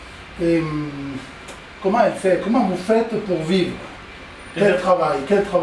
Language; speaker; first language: French; native; French